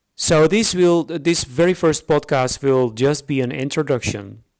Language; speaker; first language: English; non-native, fluent; Dutch